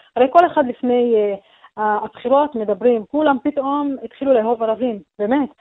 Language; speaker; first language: Hebrew; non-native, local second language; Arabic